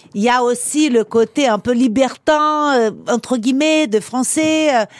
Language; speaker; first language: French; non-native, fluent; Portuguese